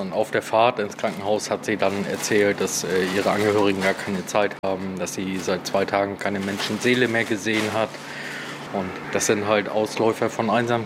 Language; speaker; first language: German; native; German